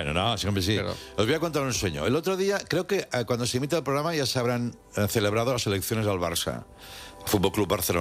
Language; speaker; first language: Spanish; native; Spanish